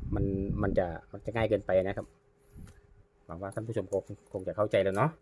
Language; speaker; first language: Thai; native; Thai